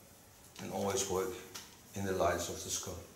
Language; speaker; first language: English; non-native, fluent; Dutch